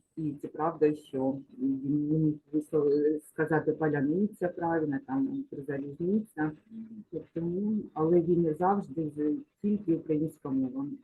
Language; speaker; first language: Ukrainian; non-native, local second language; Russian